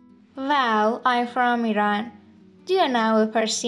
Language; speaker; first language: English; non-native, learner; Persian